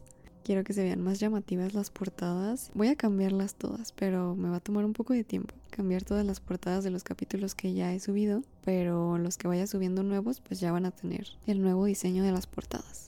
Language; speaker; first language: Spanish; native; Spanish